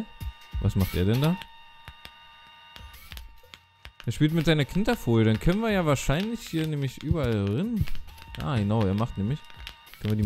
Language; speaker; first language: German; native; German